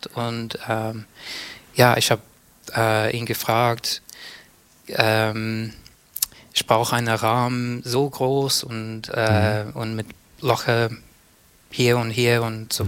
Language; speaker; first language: German; non-native, learner; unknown